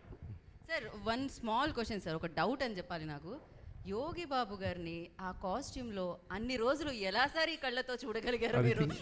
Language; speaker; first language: Telugu; native; Telugu